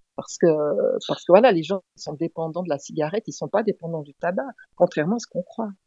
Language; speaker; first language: French; native; French